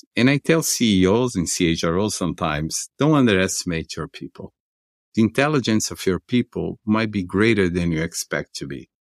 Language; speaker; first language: English; non-native, fluent; Portuguese